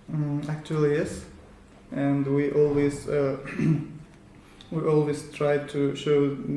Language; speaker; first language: English; non-native, learner; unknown